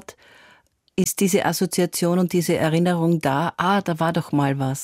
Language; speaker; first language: German; native; German